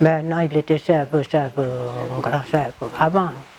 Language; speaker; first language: French; non-native, local second language; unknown